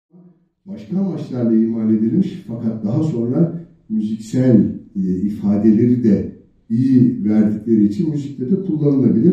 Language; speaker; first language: Turkish; native; Turkish